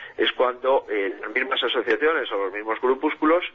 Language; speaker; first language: Spanish; native; Spanish